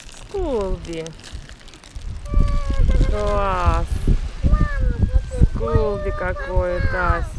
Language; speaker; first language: Russian; native; Russian